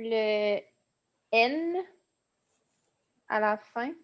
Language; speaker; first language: French; native; French